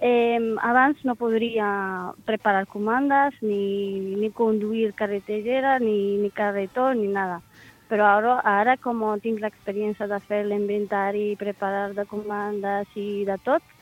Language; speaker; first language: Catalan; non-native, learner; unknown